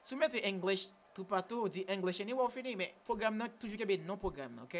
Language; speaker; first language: English; non-native, fluent; Haitian Creole